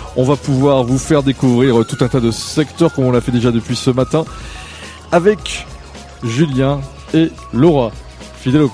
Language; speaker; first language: French; native; French